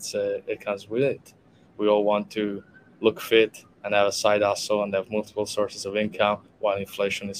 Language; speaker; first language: English; non-native, fluent; Italian